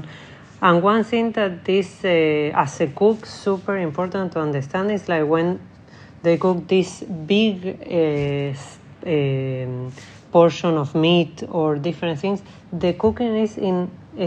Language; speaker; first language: English; non-native, learner; Spanish